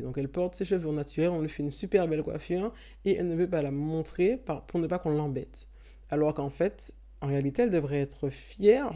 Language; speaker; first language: French; native; French